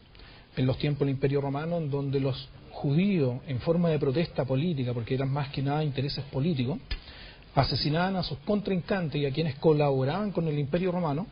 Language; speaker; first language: Spanish; native; Spanish